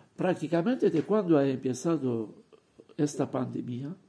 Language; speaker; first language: Spanish; non-native, fluent; Romanian